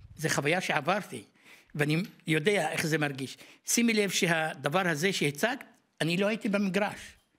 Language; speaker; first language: Hebrew; non-native, local second language; Arabic